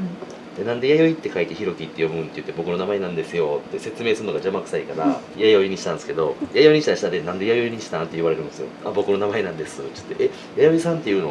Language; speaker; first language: Japanese; native; Japanese